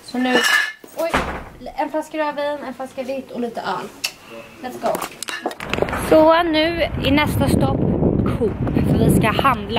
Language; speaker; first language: Swedish; native; Swedish